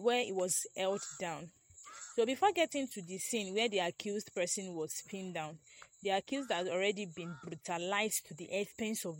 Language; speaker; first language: English; non-native, local second language; Yoruba